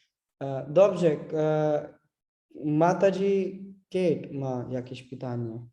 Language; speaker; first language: Polish; non-native, learner; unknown